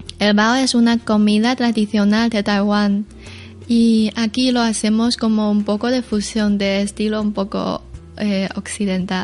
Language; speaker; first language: Spanish; non-native, learner; Chinese